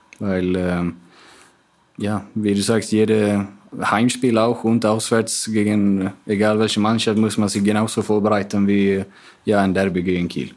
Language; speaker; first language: German; non-native, fluent; Swedish